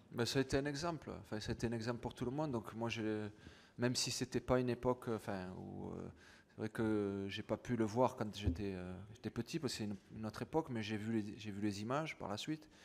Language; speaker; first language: French; native; French